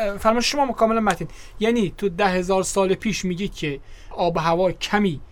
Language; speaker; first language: Persian; native; Persian